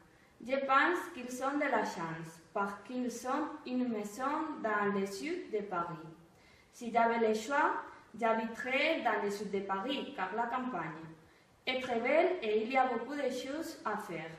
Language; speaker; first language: French; non-native, learner; Spanish